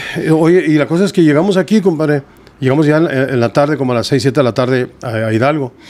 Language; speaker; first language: Spanish; early bilingual, heritage; Spanish